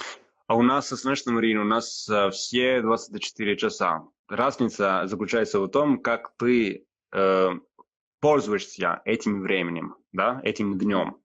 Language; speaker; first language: Russian; non-native, fluent; Italian